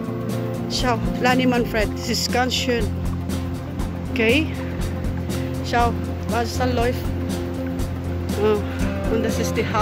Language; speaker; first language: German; non-native, learner; Filipino